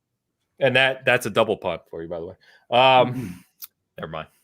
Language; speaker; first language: English; native; English